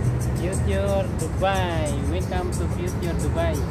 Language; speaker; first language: English; non-native, local second language; Filipino